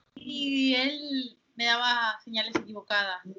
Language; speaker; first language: Spanish; native; Spanish